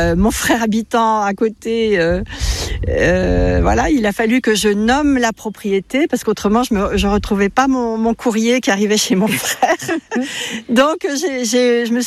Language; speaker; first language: French; native; French